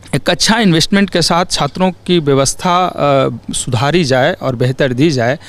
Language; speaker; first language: Hindi; native; Hindi